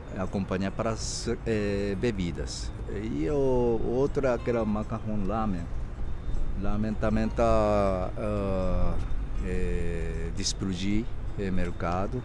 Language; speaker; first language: Portuguese; non-native, learner; Japanese